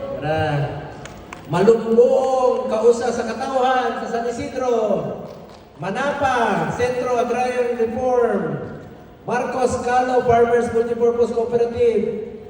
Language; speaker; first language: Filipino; non-native, local second language; Cebuano